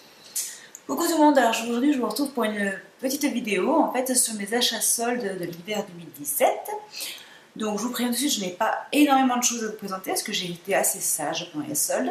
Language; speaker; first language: French; native; French